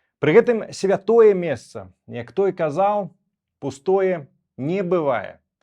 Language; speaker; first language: Belarusian; native; Belarusian